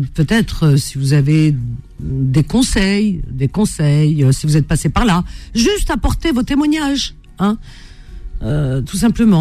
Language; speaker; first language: French; native; French